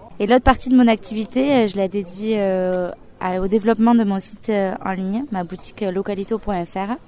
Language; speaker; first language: French; early bilingual, other home language; Spanish